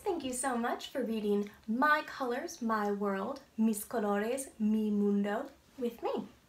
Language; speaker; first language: English; native; English